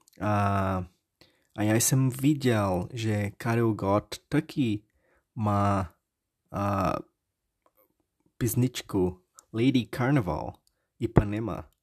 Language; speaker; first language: Czech; non-native, learner; Portuguese